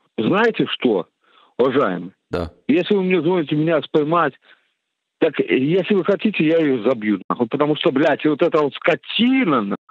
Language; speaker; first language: Russian; native; Russian